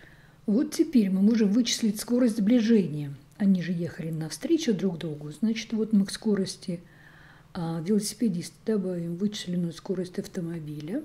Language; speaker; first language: Russian; native; Russian